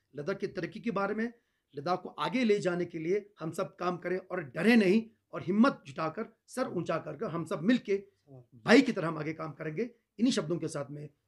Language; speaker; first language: Hindi; non-native, local second language; Ladakhi